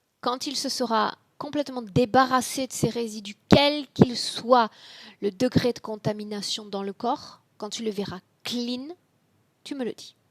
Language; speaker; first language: French; native; French